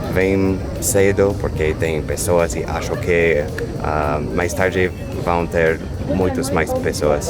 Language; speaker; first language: Portuguese; non-native, fluent; English